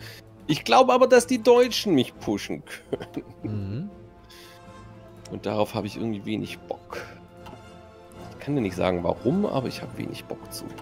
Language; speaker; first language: German; native; German